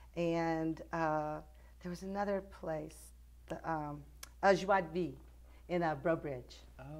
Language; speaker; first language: English; native; English